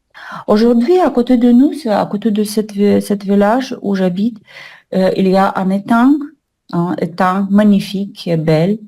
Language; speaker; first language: French; non-native, learner; Russian